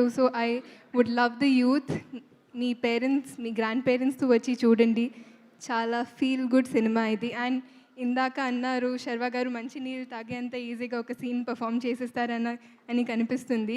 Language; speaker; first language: Telugu; non-native, fluent; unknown